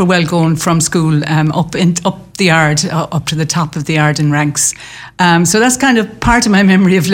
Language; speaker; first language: English; native; English